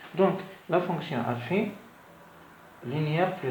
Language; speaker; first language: French; non-native, local second language; Arabic